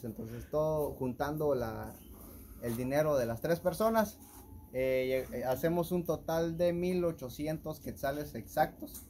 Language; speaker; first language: Spanish; native; Spanish